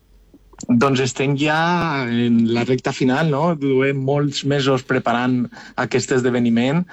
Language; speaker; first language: Catalan; native; Catalan